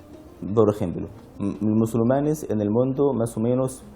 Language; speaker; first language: Spanish; non-native, learner; Arabic